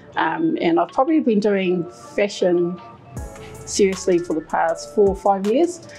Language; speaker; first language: English; native; English